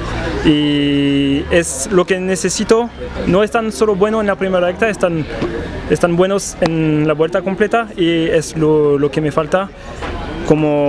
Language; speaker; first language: Spanish; non-native, fluent; French